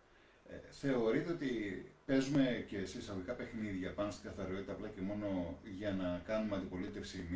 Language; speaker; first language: Greek; native; Greek